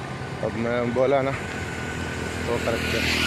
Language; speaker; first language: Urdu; non-native, learner; Malayalam